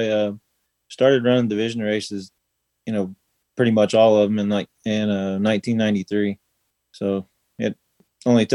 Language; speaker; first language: English; native; English